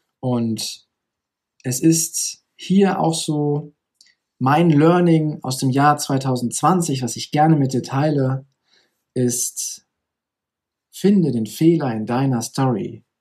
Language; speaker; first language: German; native; German